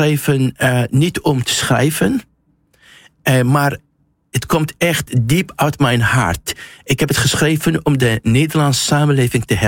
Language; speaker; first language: Dutch; non-native, fluent; Arabic